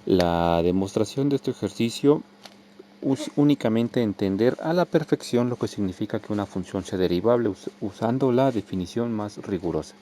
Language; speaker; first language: Spanish; native; Spanish